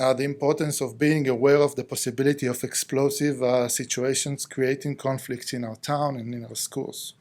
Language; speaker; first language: English; non-native, fluent; Hebrew